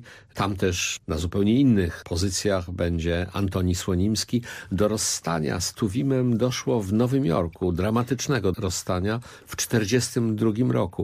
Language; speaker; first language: Polish; native; Polish